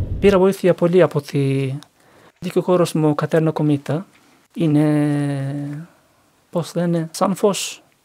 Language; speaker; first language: Greek; non-native, learner; Turkish